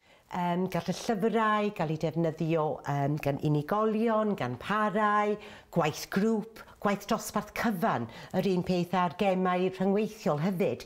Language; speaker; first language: Welsh; native; Welsh